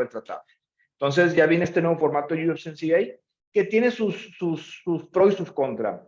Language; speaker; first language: Spanish; native; Spanish